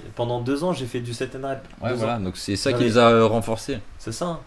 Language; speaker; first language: French; native; French